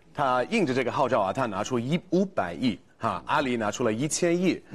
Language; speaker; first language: Chinese; non-native, fluent; English